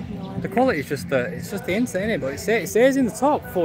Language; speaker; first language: English; native; English